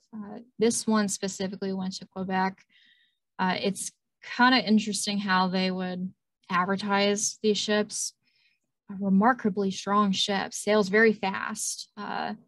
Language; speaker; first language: English; native; English